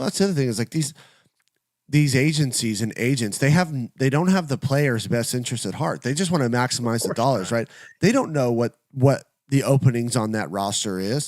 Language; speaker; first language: English; native; English